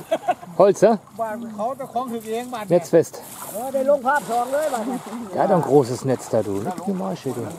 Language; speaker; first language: German; native; German